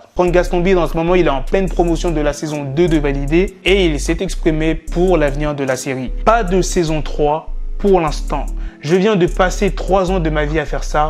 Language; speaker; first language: French; native; French